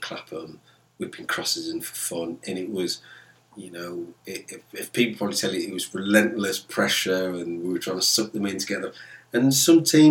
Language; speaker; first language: English; native; English